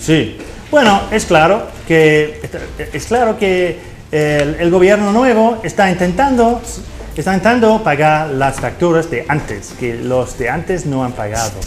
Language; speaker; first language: Spanish; non-native, fluent; English